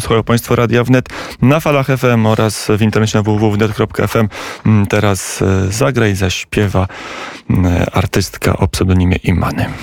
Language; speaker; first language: Polish; native; Polish